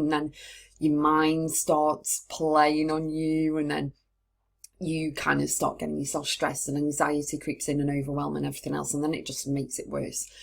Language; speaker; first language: English; native; English